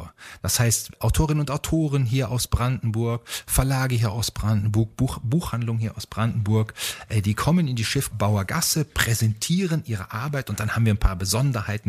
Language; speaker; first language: German; native; German